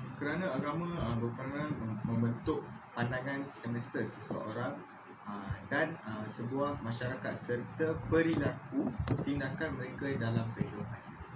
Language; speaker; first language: Malay; non-native, local second language; Tamil